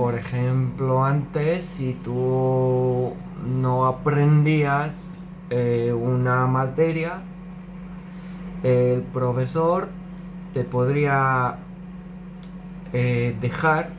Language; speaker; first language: Spanish; non-native, fluent; Romanian